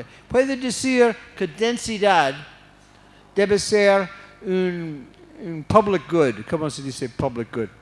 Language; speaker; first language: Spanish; non-native, fluent; English